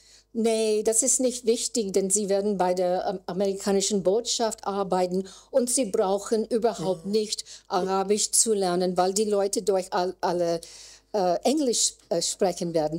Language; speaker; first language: German; non-native, learner; English